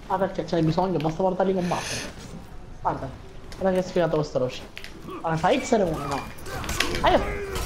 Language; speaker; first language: Italian; native; Italian